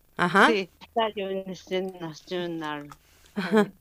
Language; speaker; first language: Spanish; non-native, learner; Japanese